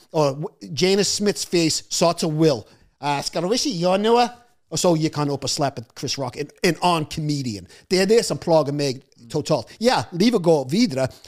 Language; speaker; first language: Norwegian; non-native, fluent; English